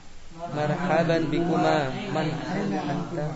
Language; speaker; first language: Arabic; non-native, learner; Indonesian